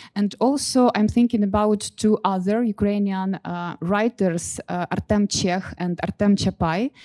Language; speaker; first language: English; non-native, fluent; Ukrainian